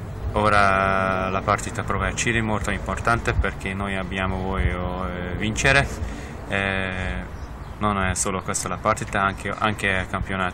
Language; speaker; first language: Italian; non-native, learner; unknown